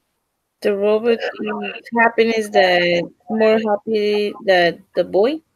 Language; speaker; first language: English; non-native, learner; Spanish